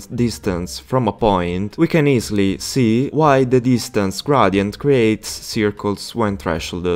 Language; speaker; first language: English; non-native, fluent; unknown